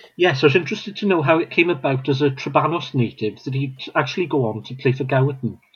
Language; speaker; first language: English; non-native, local second language; Welsh